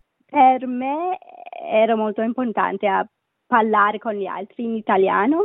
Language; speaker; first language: Italian; non-native, fluent; Sinhala